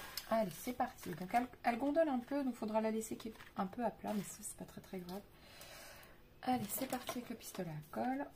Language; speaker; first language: French; native; French